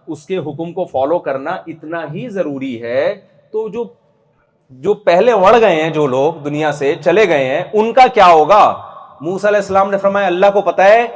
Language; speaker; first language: Urdu; native; Urdu